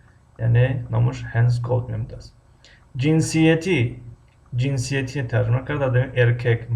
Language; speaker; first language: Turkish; non-native, fluent; Persian